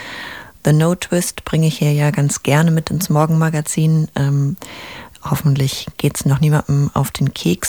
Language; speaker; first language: German; native; German